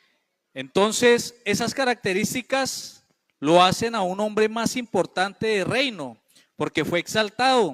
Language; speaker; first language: Spanish; native; Spanish